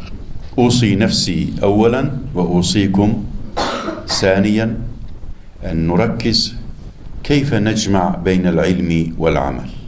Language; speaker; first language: Arabic; non-native, fluent; Turkish